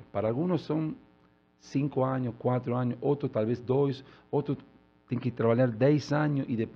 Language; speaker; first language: Portuguese; non-native, learner; Spanish